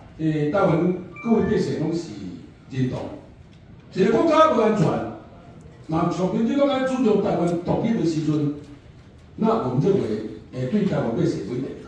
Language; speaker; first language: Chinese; non-native, local second language; Min Nan Chinese